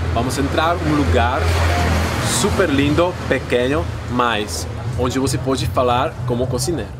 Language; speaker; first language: Portuguese; non-native, fluent; Czech